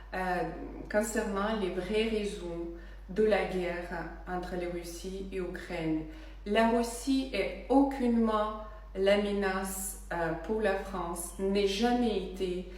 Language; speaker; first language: French; non-native, fluent; Russian